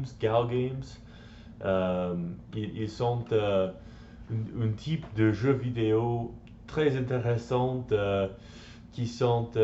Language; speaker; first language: French; non-native, learner; English